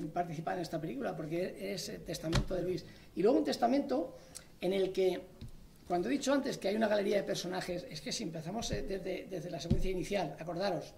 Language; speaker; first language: Spanish; native; Spanish